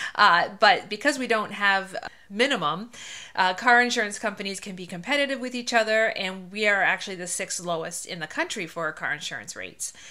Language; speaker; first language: English; native; English